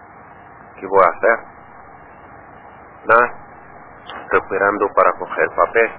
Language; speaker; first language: Spanish; non-native, learner; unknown